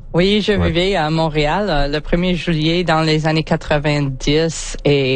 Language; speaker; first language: French; non-native, local second language; English